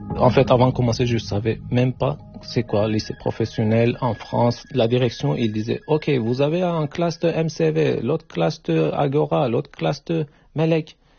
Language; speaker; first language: French; non-native, learner; Turkish